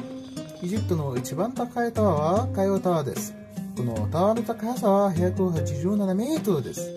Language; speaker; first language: Japanese; non-native, learner; Arabic